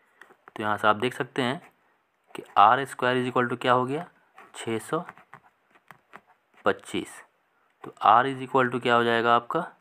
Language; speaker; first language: Hindi; native; Hindi